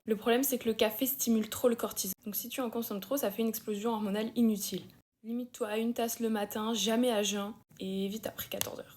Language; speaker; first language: French; native; French